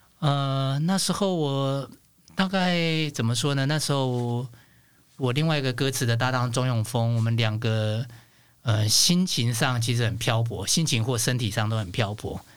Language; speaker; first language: Chinese; non-native, local second language; Hakka Chinese